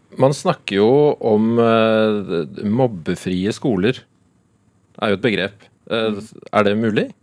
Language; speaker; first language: Norwegian; native; Norwegian